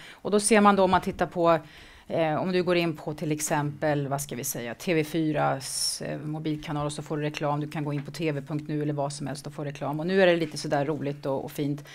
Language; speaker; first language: Swedish; native; Swedish